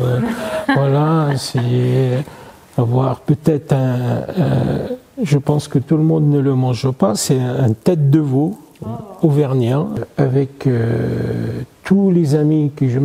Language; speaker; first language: French; non-native, fluent; Arabic